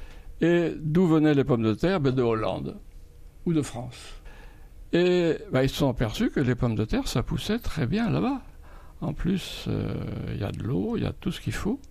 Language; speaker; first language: French; native; French